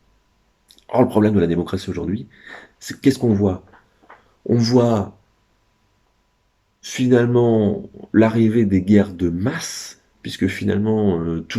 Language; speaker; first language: French; native; French